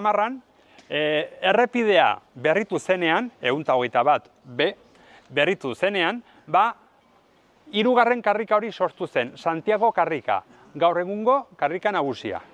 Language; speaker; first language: Basque; native; Basque